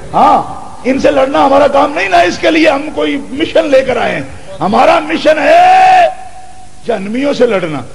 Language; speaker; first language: Urdu; non-native, local second language; Punjabi